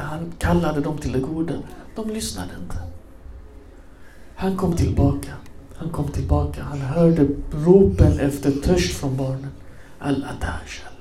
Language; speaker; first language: Swedish; early bilingual, other home language; Arabic